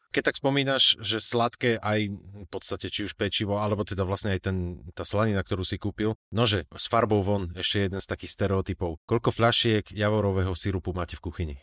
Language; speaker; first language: Slovak; native; Slovak